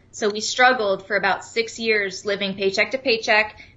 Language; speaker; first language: English; native; English